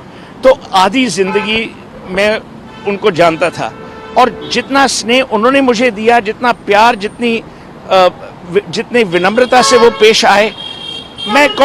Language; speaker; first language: Hindi; native; Hindi